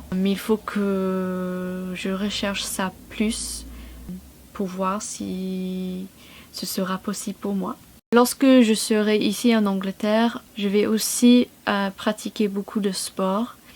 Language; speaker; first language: French; non-native, fluent; English